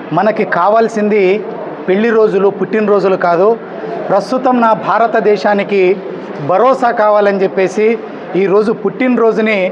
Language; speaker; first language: Telugu; native; Telugu